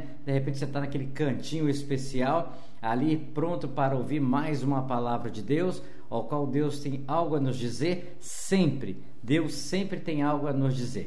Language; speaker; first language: Portuguese; native; Portuguese